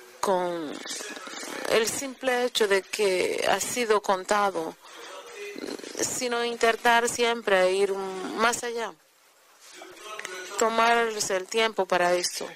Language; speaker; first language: Spanish; non-native, fluent; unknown